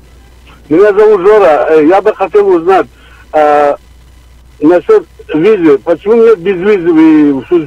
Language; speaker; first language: Russian; non-native, local second language; Uzbek